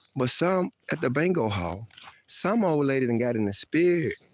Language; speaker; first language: English; native; English